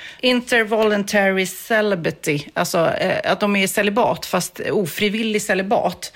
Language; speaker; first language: Swedish; native; Swedish